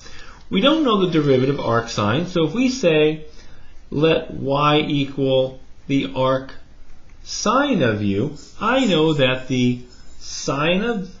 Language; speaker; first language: English; native; English